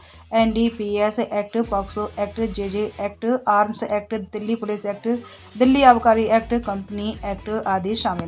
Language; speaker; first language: Hindi; native; Hindi